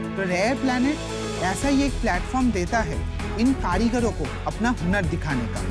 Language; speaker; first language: Hindi; non-native, local second language; Bangla